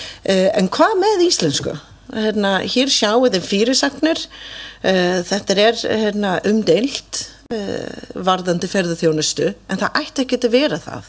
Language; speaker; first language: Icelandic; non-native, fluent; English